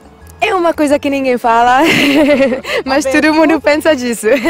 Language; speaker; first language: Portuguese; non-native, fluent; Czech